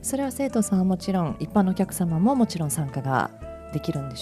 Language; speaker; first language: Japanese; native; Japanese